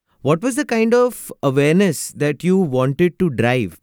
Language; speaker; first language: English; non-native, local second language; Hindi